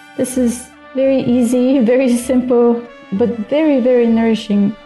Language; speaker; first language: English; non-native, fluent; Bulgarian